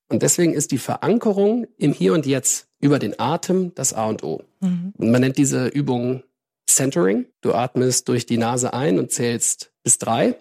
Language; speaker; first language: German; native; German